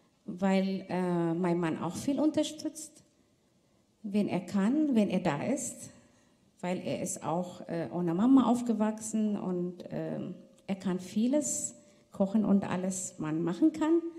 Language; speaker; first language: German; non-native, fluent; Tigrinya